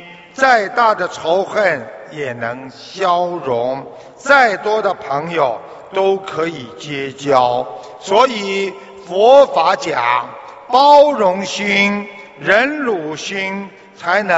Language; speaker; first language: Chinese; native; Chinese